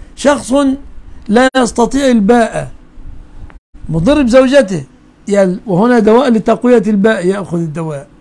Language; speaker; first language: Arabic; native; Arabic